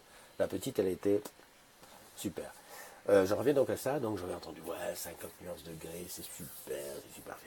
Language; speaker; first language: French; native; French